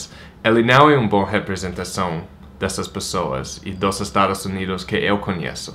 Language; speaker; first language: Portuguese; non-native, fluent; English